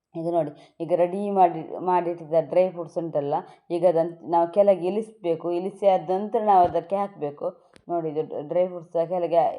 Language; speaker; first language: Kannada; non-native, local second language; Tulu